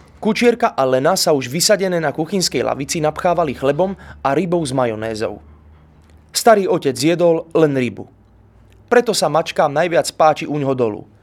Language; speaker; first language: Slovak; native; Slovak